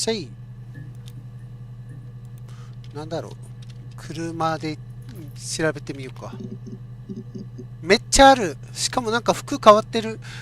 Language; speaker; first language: Japanese; native; Japanese